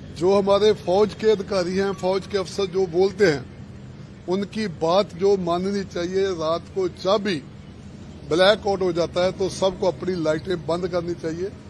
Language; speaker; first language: Hindi; non-native, local second language; Punjabi